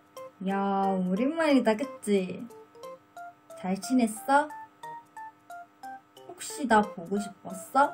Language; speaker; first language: Korean; non-native, learner; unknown